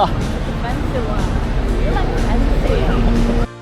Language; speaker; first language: English; non-native, learner; Indonesian